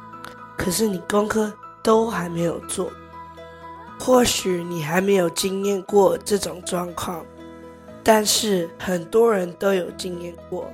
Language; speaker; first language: Chinese; early bilingual, heritage; Chinese